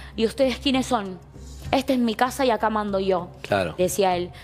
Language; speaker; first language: Spanish; native; Spanish